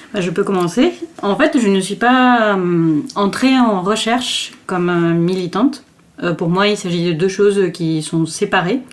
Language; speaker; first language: French; non-native, fluent; Spanish